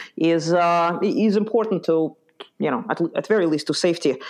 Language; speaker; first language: English; early bilingual, other home language; Lithuanian